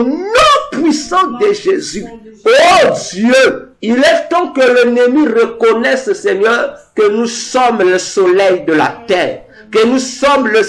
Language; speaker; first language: French; non-native, local second language; Lingala